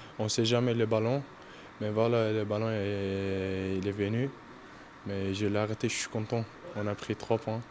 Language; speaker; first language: French; non-native, learner; Turkish